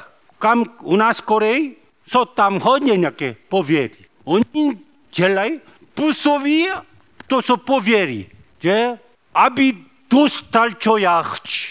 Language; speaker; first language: Czech; non-native, learner; Korean